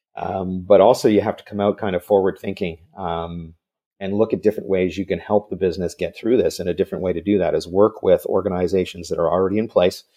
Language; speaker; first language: English; native; English